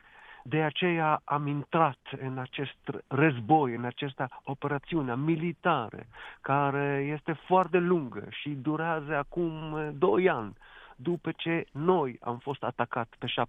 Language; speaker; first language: Romanian; non-native, fluent; Hebrew